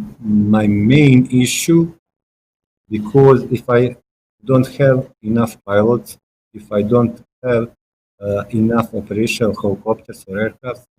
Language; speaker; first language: English; non-native, fluent; Bosnian